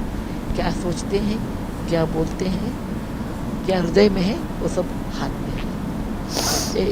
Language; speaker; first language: Hindi; non-native, local second language; Kannada